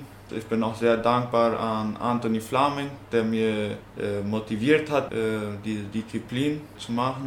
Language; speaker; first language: German; non-native, local second language; Plautdietsch